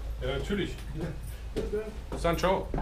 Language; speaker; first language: German; native; German